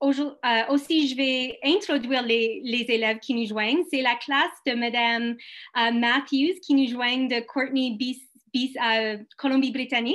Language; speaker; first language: French; non-native, local second language; English